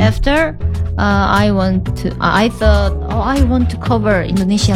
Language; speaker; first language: English; non-native, learner; Korean